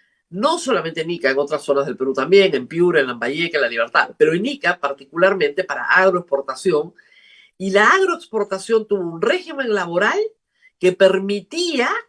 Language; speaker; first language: Spanish; native; Spanish